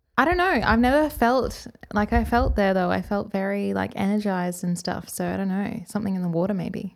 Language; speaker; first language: English; native; English